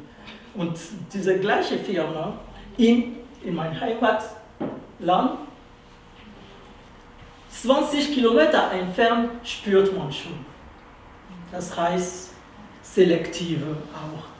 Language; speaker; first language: German; non-native, fluent; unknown